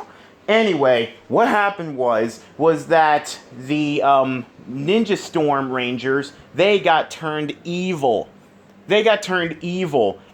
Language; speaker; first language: English; native; English